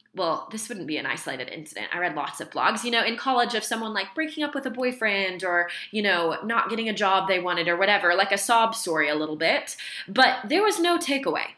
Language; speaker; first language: English; native; English